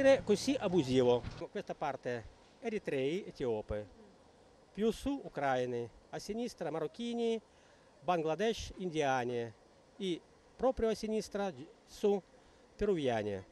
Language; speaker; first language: Italian; non-native, learner; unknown